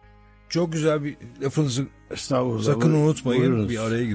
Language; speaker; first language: Turkish; native; Turkish